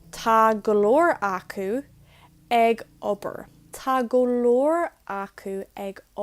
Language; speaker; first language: Irish; non-native, local second language; English